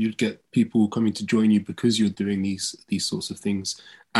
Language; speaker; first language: English; native; English